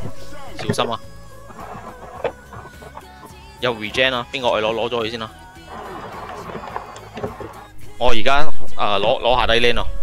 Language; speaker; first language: Chinese; native; Chinese